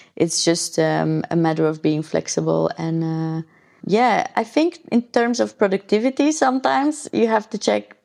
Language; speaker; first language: English; non-native, fluent; Dutch